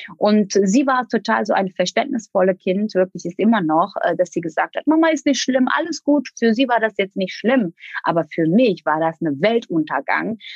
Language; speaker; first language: German; non-native, fluent; Turkish